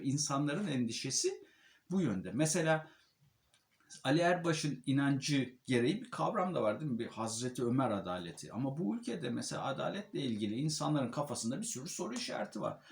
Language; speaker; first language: Turkish; native; Turkish